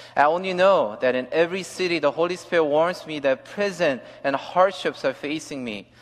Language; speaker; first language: English; early bilingual, other home language; Korean